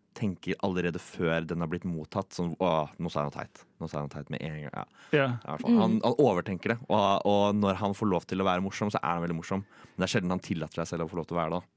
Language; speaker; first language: Norwegian; native; Norwegian